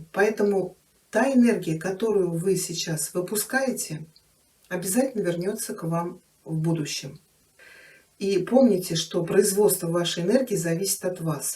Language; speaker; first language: Russian; native; Russian